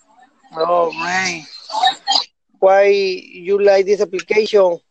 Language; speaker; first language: English; non-native, learner; Spanish